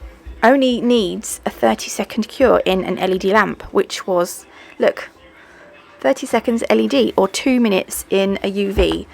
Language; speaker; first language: English; native; English